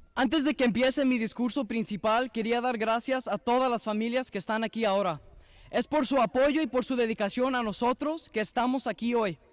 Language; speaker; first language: Spanish; early bilingual, heritage; Spanish